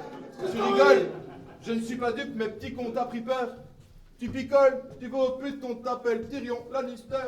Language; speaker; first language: French; native; French